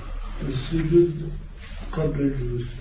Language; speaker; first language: Arabic; non-native, learner; French